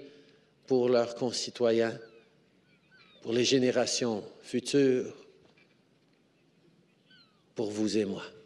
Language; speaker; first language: French; native; French